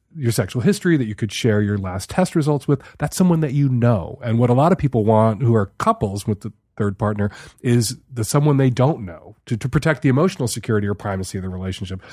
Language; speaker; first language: English; native; English